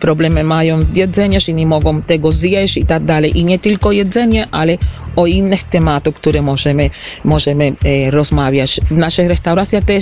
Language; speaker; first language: Polish; non-native, fluent; Spanish